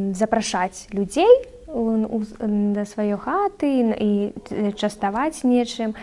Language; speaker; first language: Belarusian; non-native, local second language; Russian